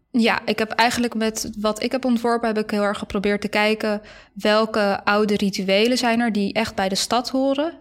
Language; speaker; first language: Dutch; early bilingual, other home language; Bosnian